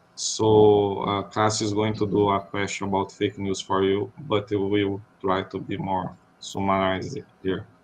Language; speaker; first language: English; non-native, fluent; Portuguese